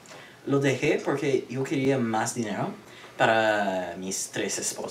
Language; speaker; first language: Spanish; non-native, learner; English